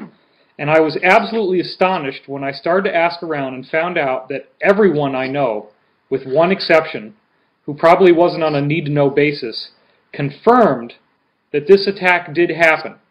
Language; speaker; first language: English; native; English